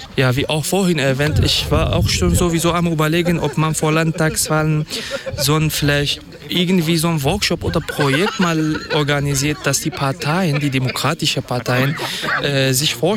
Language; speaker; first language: German; non-native, fluent; Kurdish